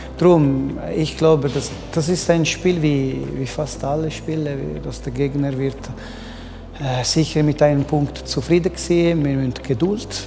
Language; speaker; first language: German; non-native, local second language; Italian